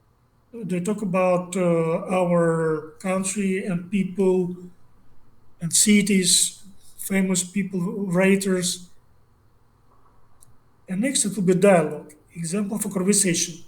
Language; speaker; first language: English; non-native, learner; Russian